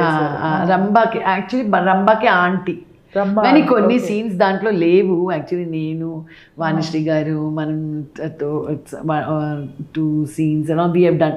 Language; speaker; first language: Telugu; non-native, local second language; Malayalam